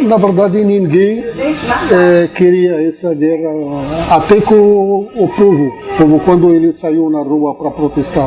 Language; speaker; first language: Portuguese; non-native, fluent; Arabic